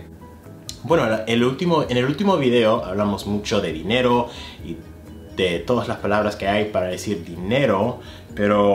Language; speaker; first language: Spanish; non-native, fluent; English